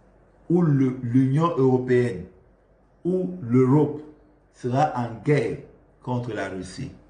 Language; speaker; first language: French; non-native, local second language; Malagasy